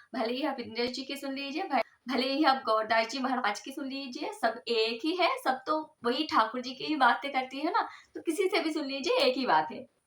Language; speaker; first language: Hindi; non-native, local second language; Bangla